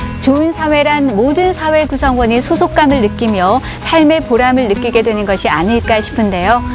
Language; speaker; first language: Korean; native; Korean